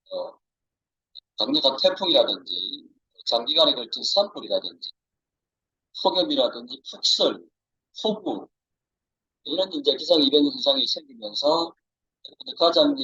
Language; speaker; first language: Korean; native; Korean